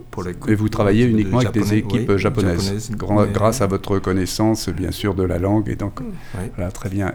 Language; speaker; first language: French; native; French